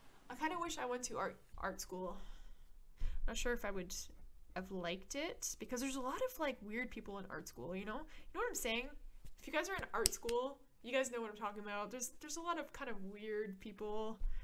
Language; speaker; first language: English; native; English